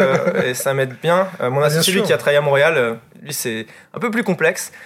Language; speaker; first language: French; native; French